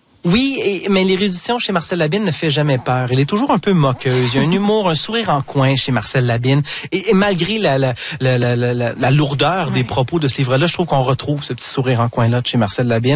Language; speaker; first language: French; native; French